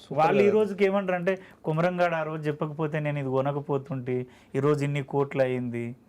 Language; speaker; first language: Telugu; native; Telugu